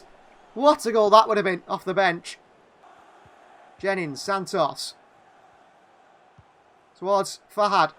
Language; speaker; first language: English; native; English